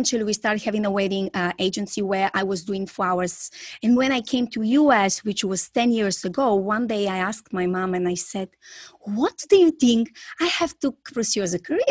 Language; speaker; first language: English; non-native, fluent; Bulgarian